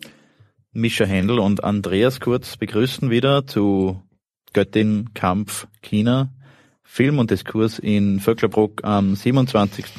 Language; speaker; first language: German; native; German